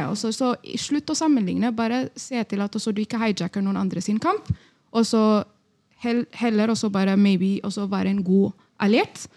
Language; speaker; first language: Norwegian; non-native, fluent; Amharic